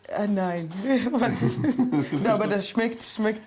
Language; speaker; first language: German; non-native, learner; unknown